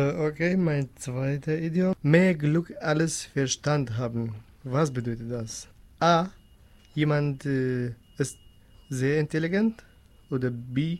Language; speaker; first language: German; non-native, learner; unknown